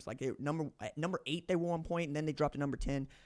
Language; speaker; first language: English; native; English